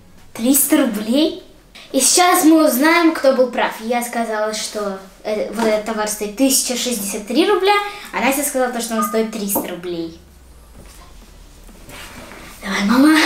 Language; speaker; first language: Russian; native; Russian